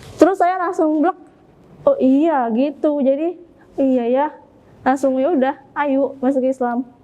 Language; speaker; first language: Indonesian; native; Indonesian